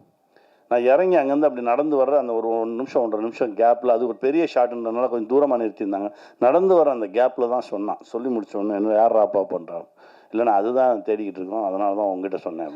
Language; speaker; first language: Tamil; native; Tamil